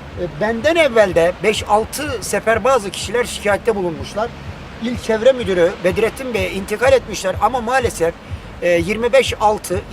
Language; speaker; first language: Turkish; native; Turkish